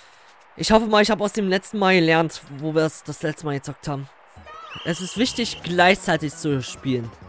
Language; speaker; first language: German; native; German